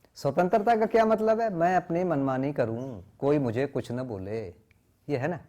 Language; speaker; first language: Hindi; non-native, local second language; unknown